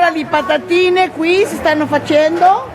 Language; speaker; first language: Italian; non-native, learner; Spanish